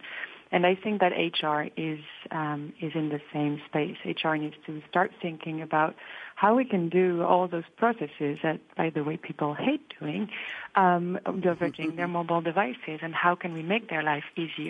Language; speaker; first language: English; non-native, fluent; French